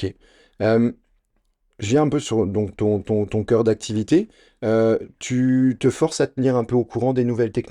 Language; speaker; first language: French; native; French